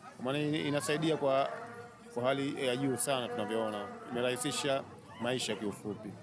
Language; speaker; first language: Swahili; native; Swahili